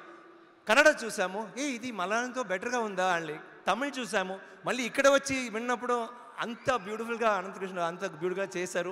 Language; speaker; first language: Telugu; non-native, learner; Tamil